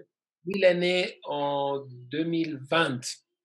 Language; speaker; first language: French; non-native, fluent; German